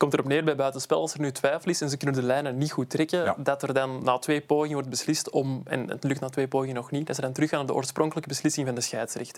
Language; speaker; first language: Dutch; native; Dutch